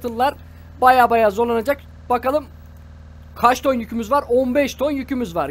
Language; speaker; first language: Turkish; native; Turkish